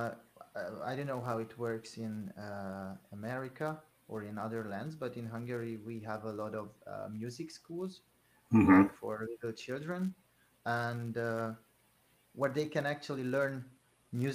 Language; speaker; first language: English; non-native, fluent; Hungarian